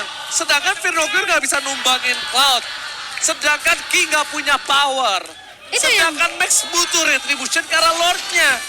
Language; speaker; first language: Indonesian; native; Indonesian